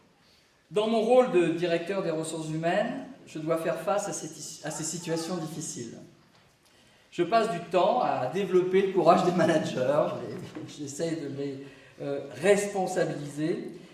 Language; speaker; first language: French; native; French